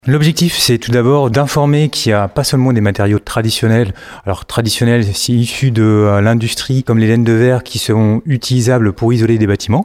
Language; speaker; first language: French; native; French